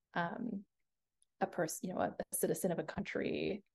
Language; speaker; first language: English; native; English